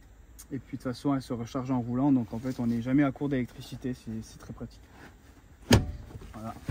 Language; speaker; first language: French; native; French